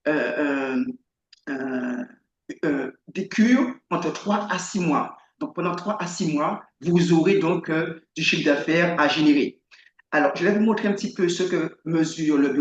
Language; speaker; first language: French; native; French